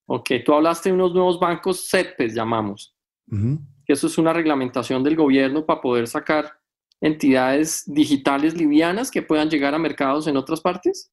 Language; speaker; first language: Spanish; native; Spanish